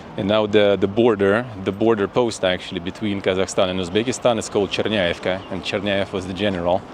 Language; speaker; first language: English; non-native, fluent; Russian